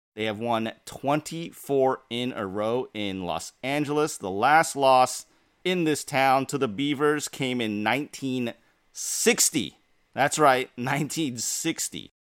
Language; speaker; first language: English; native; English